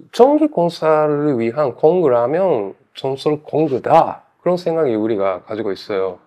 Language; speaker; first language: Korean; non-native, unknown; Japanese